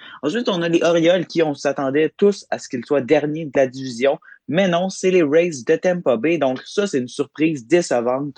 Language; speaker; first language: French; native; French